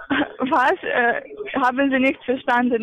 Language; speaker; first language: German; non-native, learner; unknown